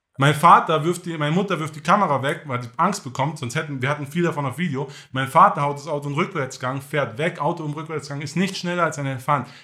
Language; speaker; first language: German; native; German